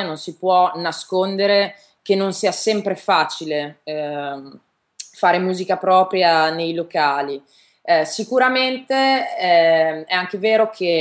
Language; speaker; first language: Italian; native; Italian